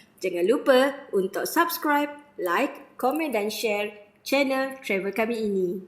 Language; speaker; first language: Malay; native; Malay